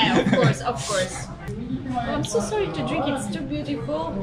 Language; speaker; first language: English; non-native, fluent; Italian